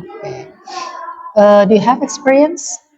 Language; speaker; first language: English; non-native, fluent; Indonesian